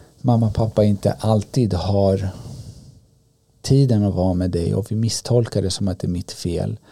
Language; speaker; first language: Swedish; early bilingual, other home language; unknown